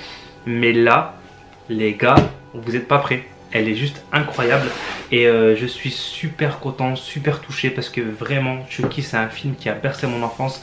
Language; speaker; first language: French; native; French